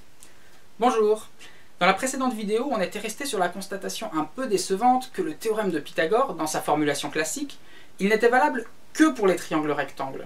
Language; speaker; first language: French; native; French